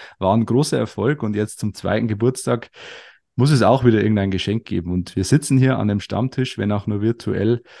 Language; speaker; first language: German; native; German